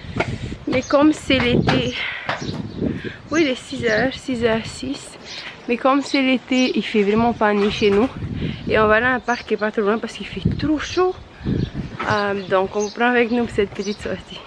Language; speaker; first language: French; native; French